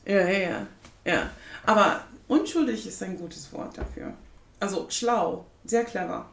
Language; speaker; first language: German; non-native, fluent; English